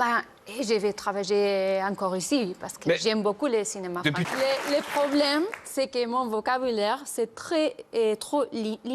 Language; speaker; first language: French; non-native, learner; Spanish